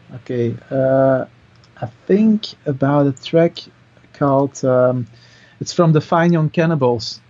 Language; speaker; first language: English; non-native, fluent; Dutch